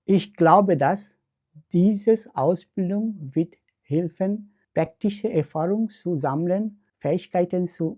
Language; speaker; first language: German; non-native, learner; Bangla